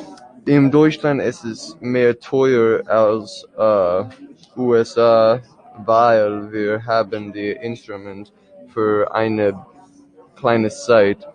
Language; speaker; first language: German; non-native, learner; English